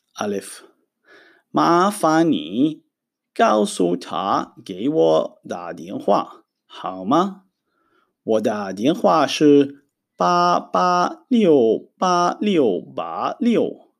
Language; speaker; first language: Chinese; non-native, fluent; Hebrew